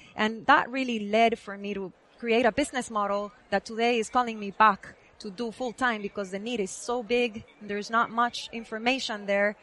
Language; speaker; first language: English; non-native, fluent; Spanish